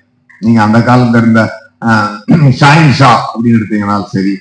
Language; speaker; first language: Tamil; native; Tamil